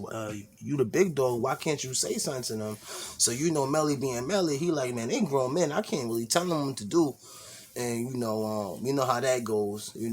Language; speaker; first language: English; native; English